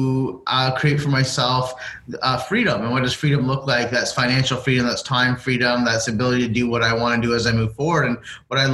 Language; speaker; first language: English; native; English